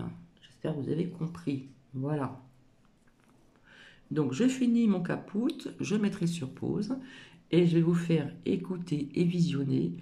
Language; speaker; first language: French; native; French